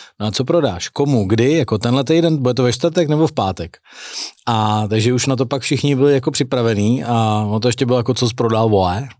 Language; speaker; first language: Czech; native; Czech